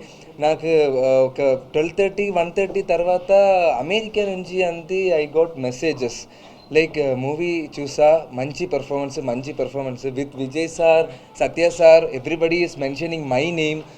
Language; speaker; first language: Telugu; non-native, learner; Malayalam